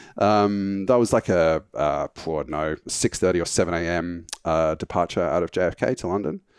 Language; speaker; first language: English; native; English